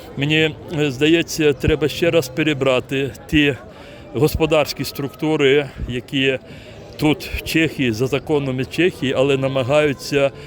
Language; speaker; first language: Ukrainian; non-native, local second language; Crimean Tatar